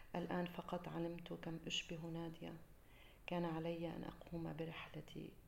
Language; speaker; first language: Arabic; native; Arabic